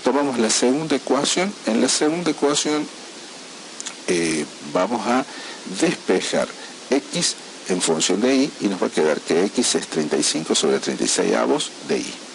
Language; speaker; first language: Spanish; native; Spanish